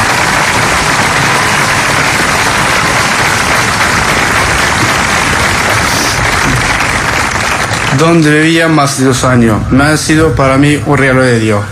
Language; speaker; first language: Spanish; non-native, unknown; Arabic